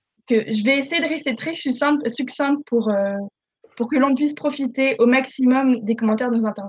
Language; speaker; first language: French; native; French